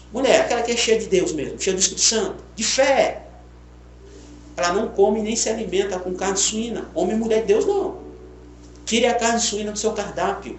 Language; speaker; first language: Portuguese; native; Portuguese